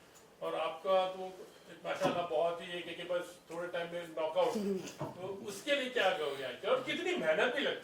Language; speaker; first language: Hindi; native; Hindi